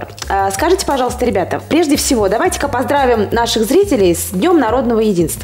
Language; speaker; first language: Russian; native; Russian